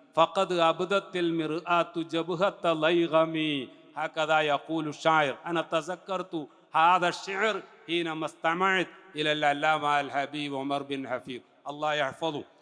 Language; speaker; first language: Arabic; non-native, fluent; Malayalam